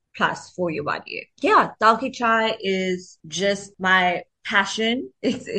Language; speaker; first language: English; native; English